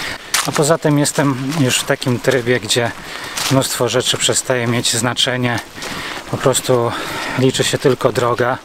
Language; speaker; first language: Polish; native; Polish